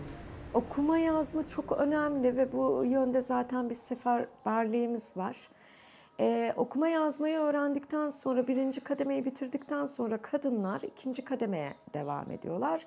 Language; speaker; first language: Turkish; native; Turkish